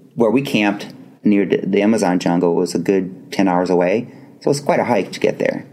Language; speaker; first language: English; non-native, fluent; Portuguese